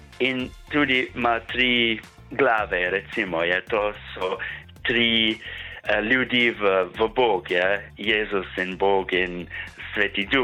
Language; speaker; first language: Slovenian; non-native, learner; English